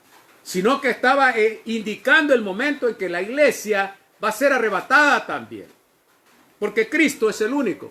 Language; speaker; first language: Spanish; native; Spanish